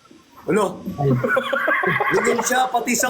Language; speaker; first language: Filipino; native; Filipino